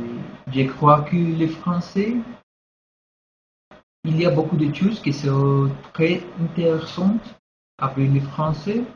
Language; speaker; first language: French; non-native, learner; Spanish